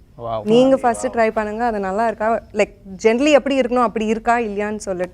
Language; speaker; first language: Tamil; non-native, local second language; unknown